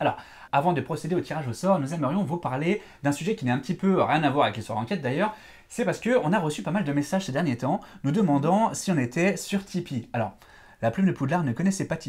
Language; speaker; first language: French; native; French